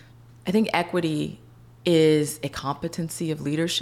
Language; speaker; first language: English; native; English